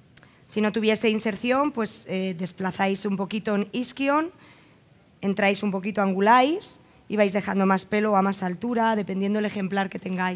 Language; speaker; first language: Spanish; native; Spanish